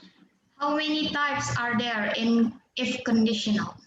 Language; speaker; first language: English; non-native, fluent; Indonesian